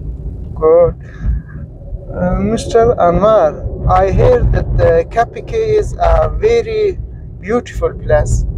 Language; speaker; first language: English; non-native, learner; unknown